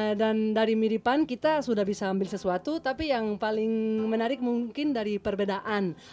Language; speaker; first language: Indonesian; non-native, fluent; Spanish